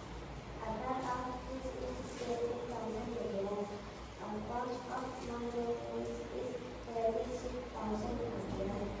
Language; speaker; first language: English; non-native, learner; Indonesian